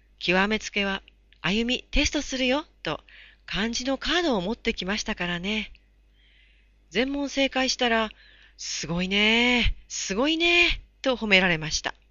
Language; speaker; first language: Japanese; native; Japanese